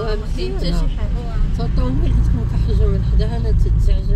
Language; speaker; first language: Arabic; native; Arabic